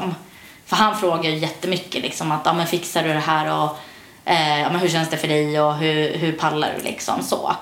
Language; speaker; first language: Swedish; native; Swedish